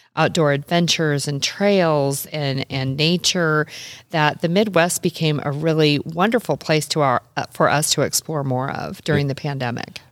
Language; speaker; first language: English; native; English